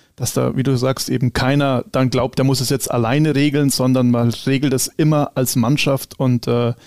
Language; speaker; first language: German; native; German